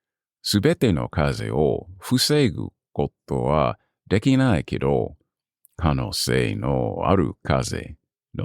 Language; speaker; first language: Japanese; non-native, learner; English